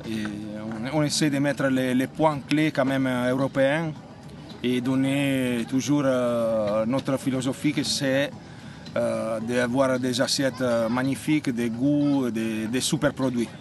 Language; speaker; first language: French; non-native, fluent; Italian